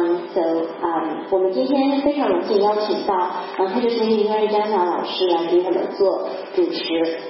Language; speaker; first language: Chinese; native; Chinese